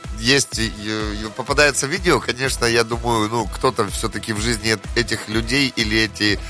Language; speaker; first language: Russian; native; Russian